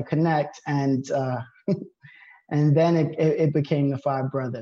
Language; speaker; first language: English; native; English